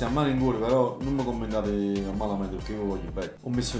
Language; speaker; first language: Italian; native; Italian